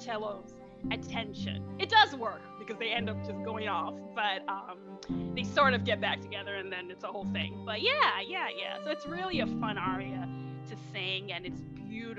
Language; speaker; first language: English; non-native, local second language; Igbo